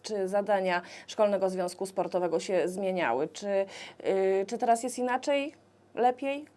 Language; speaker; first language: Polish; native; Polish